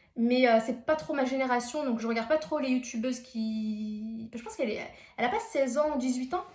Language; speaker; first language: French; early bilingual, other home language; Arabic